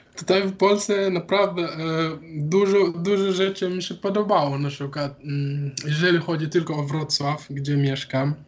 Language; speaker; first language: Polish; non-native, learner; Wolof